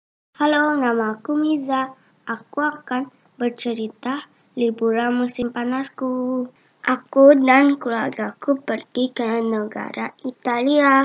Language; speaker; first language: Indonesian; early bilingual, heritage; Indonesian